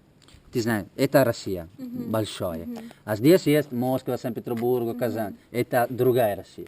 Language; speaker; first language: Russian; non-native, learner; Italian